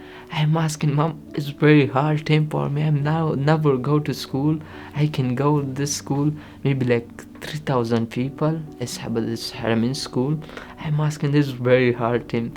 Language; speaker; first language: English; non-native, learner; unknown